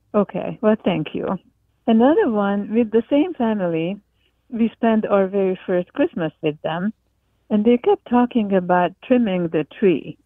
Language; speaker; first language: English; non-native, fluent; Hungarian